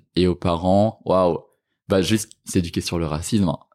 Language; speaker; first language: French; native; French